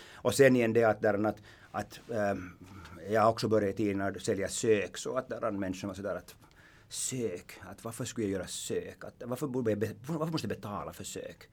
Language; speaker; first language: Swedish; non-native, local second language; Finnish